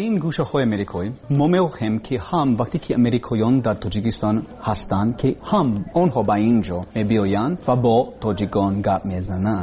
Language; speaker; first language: Persian; non-native, learner; English